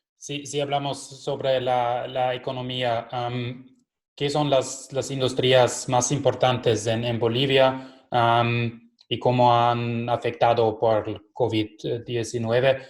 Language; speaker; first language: Spanish; non-native, learner; German